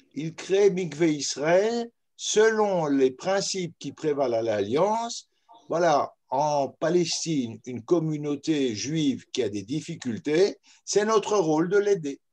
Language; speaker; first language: French; native; French